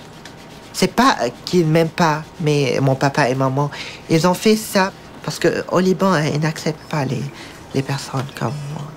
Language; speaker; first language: French; non-native, learner; Arabic